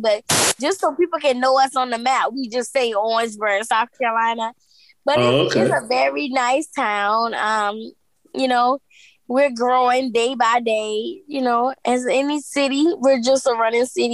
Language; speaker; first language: English; native; English